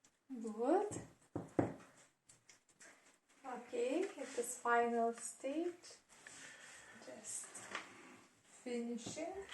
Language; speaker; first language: English; non-native, learner; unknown